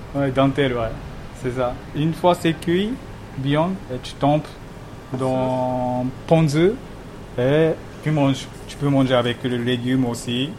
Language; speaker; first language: French; non-native, learner; Japanese